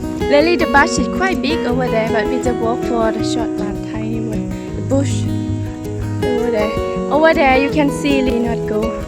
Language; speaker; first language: English; non-native, learner; Thai